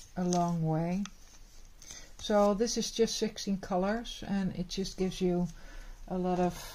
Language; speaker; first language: English; non-native, fluent; Dutch